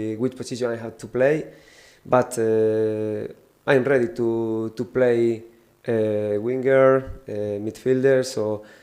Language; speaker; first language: English; non-native, learner; Spanish